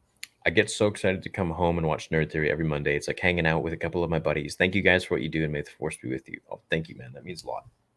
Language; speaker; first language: English; native; English